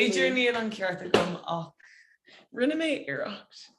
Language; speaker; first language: Irish; non-native, local second language; English